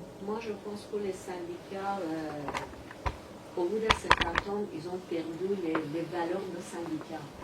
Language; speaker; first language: French; non-native, learner; Persian